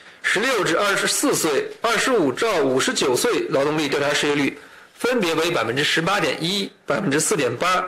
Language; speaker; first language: Chinese; native; Chinese